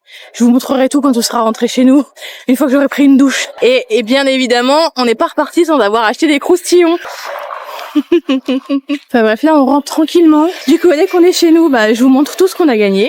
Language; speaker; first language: French; native; French